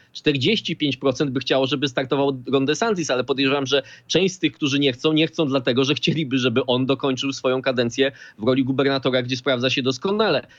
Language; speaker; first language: Polish; native; Polish